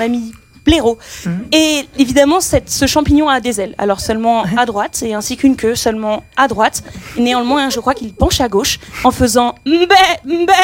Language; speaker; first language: French; native; French